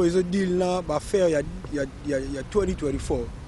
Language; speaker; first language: French; non-native, local second language; Lingala